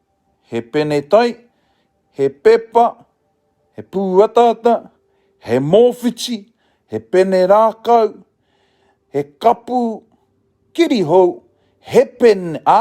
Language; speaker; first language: Māori; non-native, local second language; English